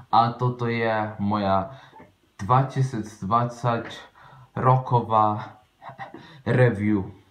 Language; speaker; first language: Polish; non-native, learner; Slovak